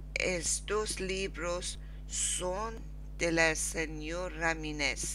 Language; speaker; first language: Spanish; non-native, learner; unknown